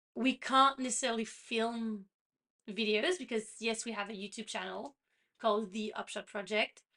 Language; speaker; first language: English; non-native, fluent; French